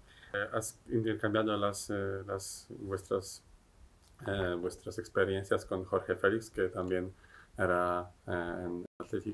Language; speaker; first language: Spanish; non-native, fluent; Polish